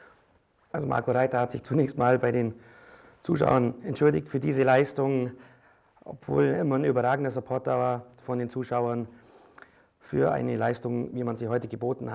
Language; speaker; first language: German; native; German